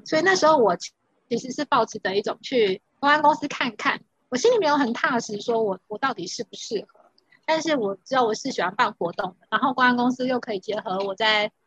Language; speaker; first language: Chinese; native; Chinese